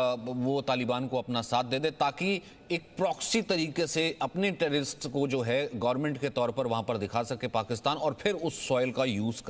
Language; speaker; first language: Hindi; native; Hindi